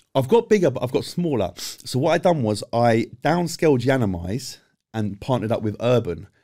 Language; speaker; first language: English; native; English